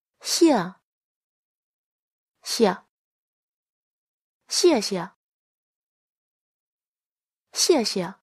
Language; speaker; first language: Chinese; non-native, fluent; Vietnamese